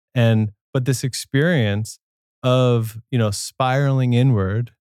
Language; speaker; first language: English; native; English